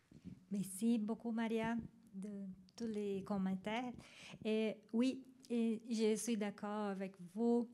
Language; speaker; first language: French; non-native, fluent; Spanish